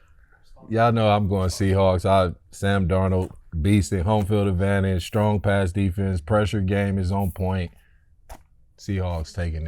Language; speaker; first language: English; native; English